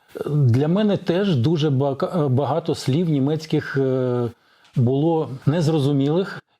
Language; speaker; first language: Ukrainian; non-native, local second language; Russian